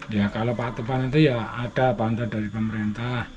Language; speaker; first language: Indonesian; non-native, local second language; Javanese